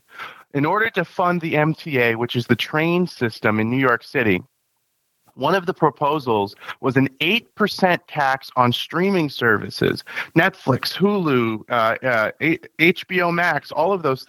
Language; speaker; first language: English; native; English